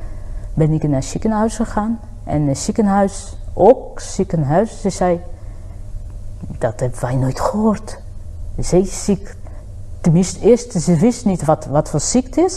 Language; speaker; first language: Dutch; non-native, fluent; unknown